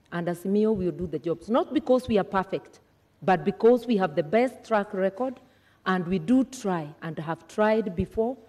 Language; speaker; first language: English; non-native, local second language; Kikuyu